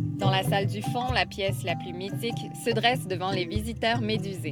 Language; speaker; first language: French; native; French